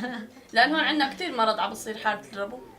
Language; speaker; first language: Arabic; native; Arabic